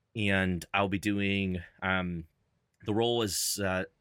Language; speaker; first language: English; native; English